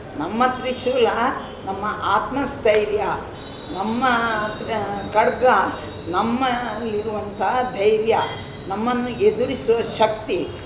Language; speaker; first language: Kannada; non-native, local second language; Tulu